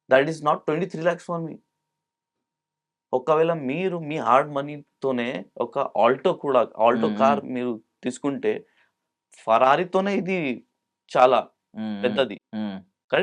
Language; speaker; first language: Telugu; non-native, local second language; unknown